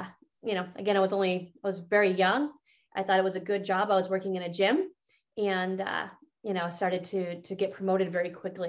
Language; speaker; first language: English; native; English